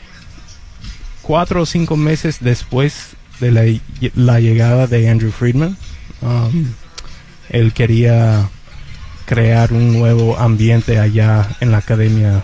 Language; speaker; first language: Spanish; non-native, fluent; English